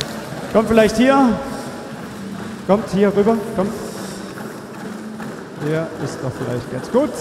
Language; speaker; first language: German; native; German